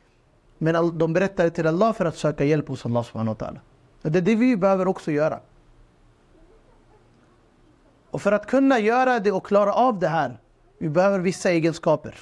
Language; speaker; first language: Swedish; non-native, fluent; Urdu